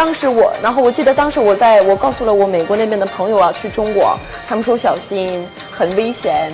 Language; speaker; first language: Chinese; non-native, fluent; English